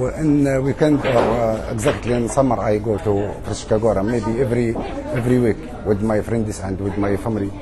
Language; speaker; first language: English; non-native, learner; Arabic